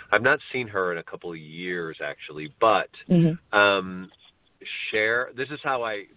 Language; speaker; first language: English; native; English